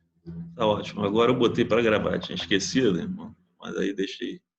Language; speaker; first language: Portuguese; native; Portuguese